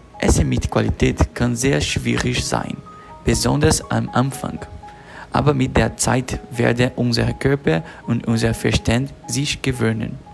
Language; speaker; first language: German; non-native, learner; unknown